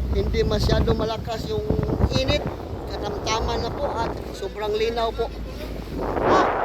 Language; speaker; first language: Filipino; native; Filipino